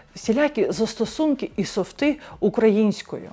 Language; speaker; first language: Ukrainian; non-native, local second language; Russian